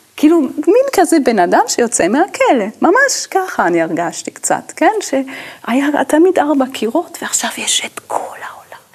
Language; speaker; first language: Hebrew; non-native, fluent; Italian